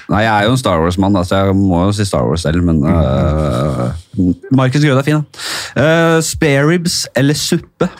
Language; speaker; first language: Norwegian; native; Norwegian